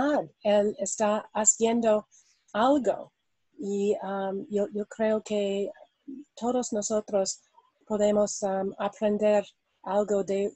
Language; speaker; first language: Spanish; non-native, learner; English